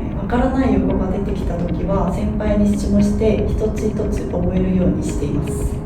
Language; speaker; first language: Japanese; non-native, fluent; Korean